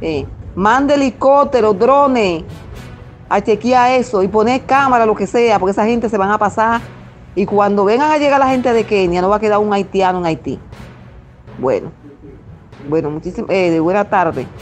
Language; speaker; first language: Spanish; native; Spanish